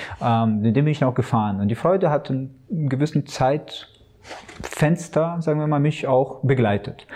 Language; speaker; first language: German; early bilingual, other home language; Russian